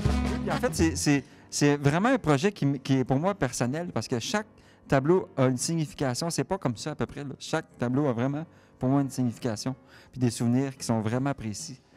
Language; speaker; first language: French; native; French